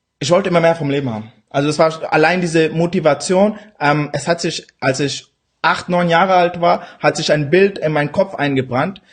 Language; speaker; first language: German; early bilingual, other home language; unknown